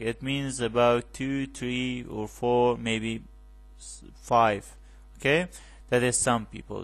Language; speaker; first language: English; non-native, fluent; Persian